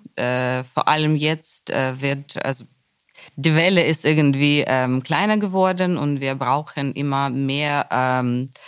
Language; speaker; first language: German; non-native, fluent; Ukrainian